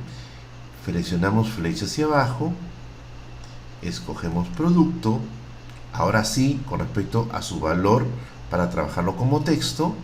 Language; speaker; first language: Spanish; native; Spanish